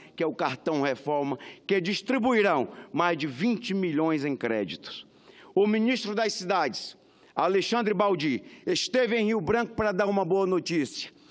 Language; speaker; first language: Portuguese; native; Portuguese